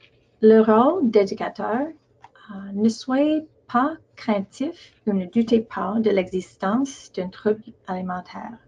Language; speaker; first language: French; non-native, local second language; English